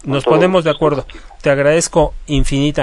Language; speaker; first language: Spanish; native; Spanish